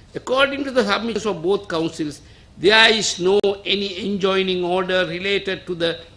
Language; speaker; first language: English; non-native, local second language; Sinhala